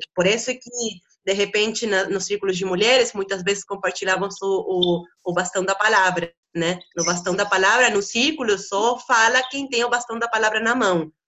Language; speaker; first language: Portuguese; non-native, fluent; Spanish